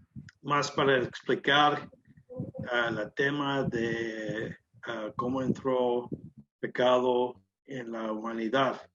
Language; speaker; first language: Spanish; non-native, learner; English